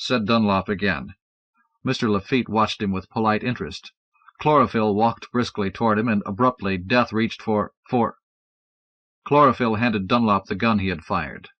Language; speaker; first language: English; native; English